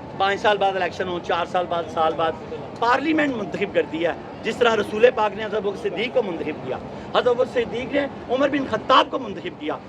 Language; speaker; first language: Urdu; non-native, local second language; Punjabi